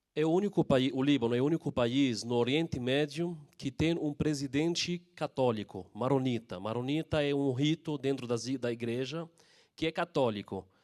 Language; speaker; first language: Portuguese; non-native, fluent; Arabic